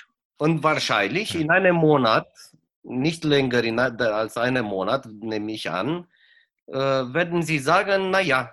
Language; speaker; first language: German; non-native, fluent; Romanian